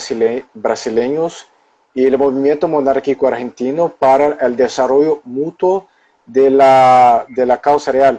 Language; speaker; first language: Spanish; non-native, local second language; Portuguese